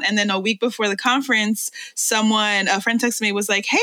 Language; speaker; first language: English; early bilingual, other home language; Spanish